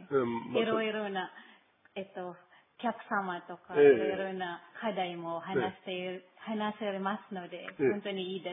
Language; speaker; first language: Japanese; non-native, learner; Filipino